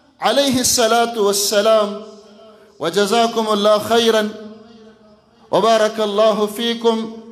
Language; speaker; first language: Arabic; non-native, fluent; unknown